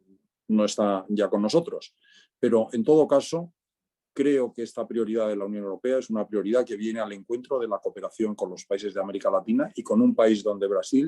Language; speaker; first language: Spanish; native; Spanish